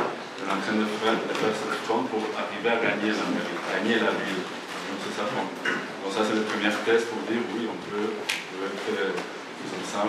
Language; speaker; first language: French; non-native, fluent; Spanish